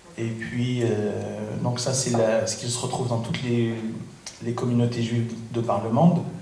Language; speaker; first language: French; non-native, fluent; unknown